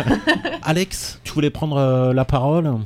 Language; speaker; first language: French; native; French